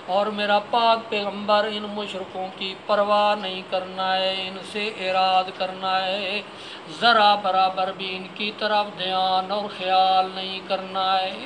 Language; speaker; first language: Urdu; non-native, local second language; Punjabi